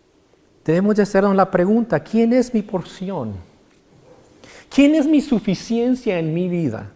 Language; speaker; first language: Spanish; native; Spanish